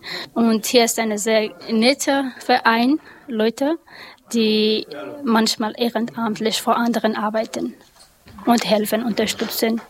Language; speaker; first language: German; non-native, learner; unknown